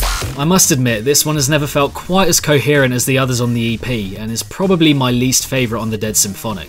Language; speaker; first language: English; native; English